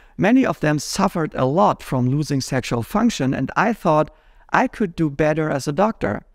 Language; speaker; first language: English; non-native, fluent; German